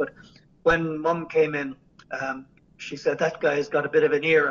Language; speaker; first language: English; native; English